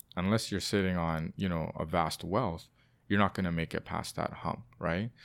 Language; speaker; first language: English; native; English